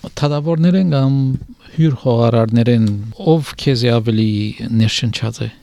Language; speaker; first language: Armenian; native; Armenian